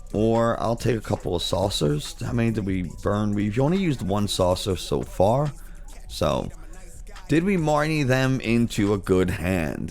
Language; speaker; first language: English; native; English